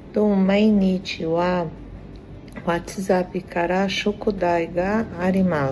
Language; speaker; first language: Japanese; non-native, learner; Portuguese